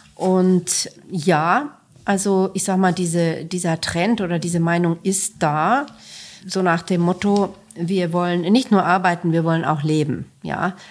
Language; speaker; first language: German; non-native, fluent; Finnish